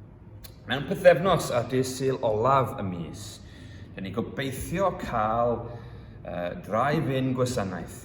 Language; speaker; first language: Welsh; early bilingual, heritage; Welsh